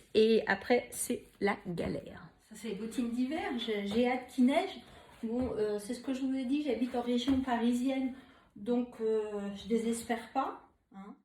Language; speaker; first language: French; native; French